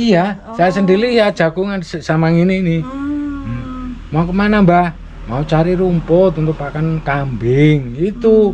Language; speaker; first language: Indonesian; non-native, local second language; Javanese